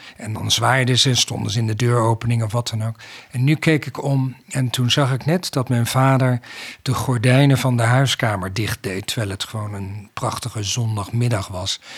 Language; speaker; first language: Dutch; native; Dutch